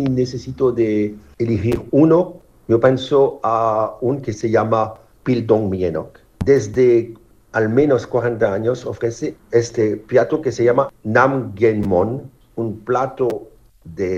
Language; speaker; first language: Spanish; non-native, learner; French